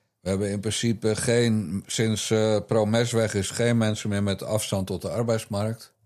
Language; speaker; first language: Dutch; native; Dutch